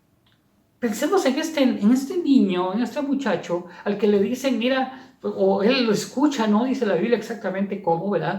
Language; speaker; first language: Spanish; native; Spanish